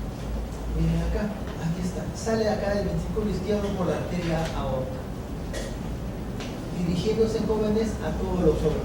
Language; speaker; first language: Spanish; native; Spanish